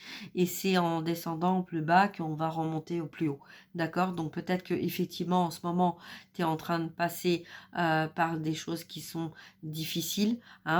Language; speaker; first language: French; native; French